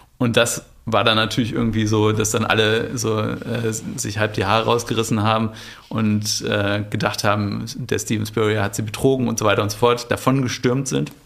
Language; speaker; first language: German; native; German